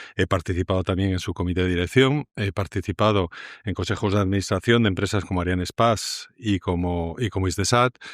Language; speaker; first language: Spanish; native; Spanish